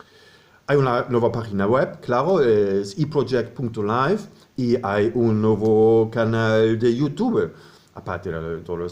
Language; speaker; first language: Spanish; non-native, fluent; German